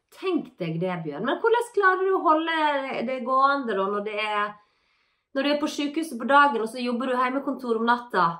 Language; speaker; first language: Norwegian; native; Norwegian